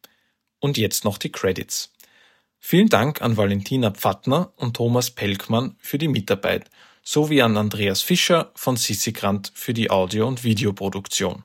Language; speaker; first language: German; native; German